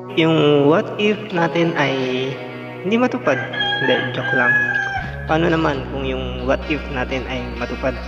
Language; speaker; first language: Filipino; non-native, local second language; Iloko